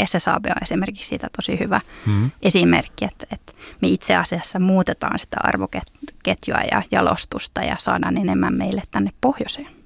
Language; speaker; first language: Finnish; early bilingual, heritage; Finnish